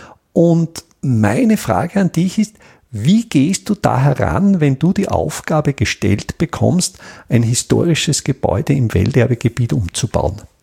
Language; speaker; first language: German; native; German